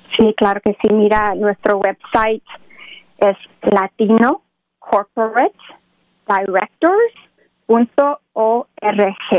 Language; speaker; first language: Spanish; early bilingual, heritage; Spanish